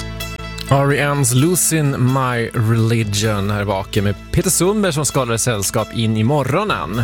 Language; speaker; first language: Swedish; native; Swedish